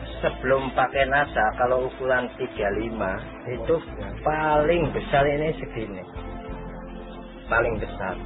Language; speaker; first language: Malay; non-native, local second language; Javanese